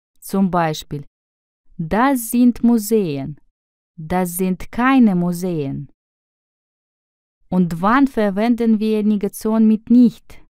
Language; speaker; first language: German; non-native, fluent; Russian